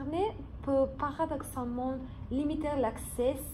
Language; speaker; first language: French; non-native, fluent; English